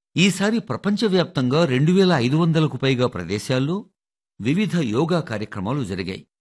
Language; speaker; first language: Telugu; native; Telugu